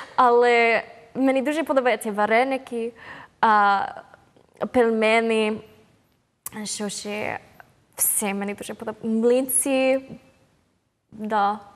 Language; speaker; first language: Ukrainian; non-native, learner; English